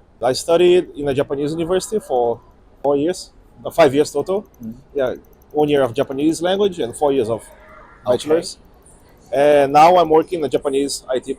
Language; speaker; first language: English; non-native, fluent; Portuguese